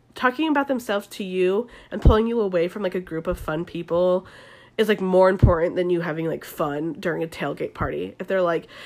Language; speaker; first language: English; native; English